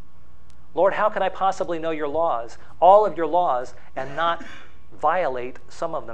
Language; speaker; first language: English; native; English